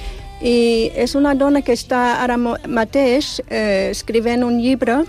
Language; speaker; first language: Catalan; non-native, fluent; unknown